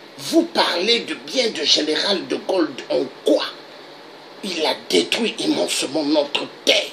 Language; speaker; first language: French; non-native, local second language; Lingala